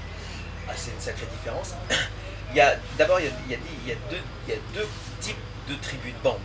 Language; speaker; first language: French; native; French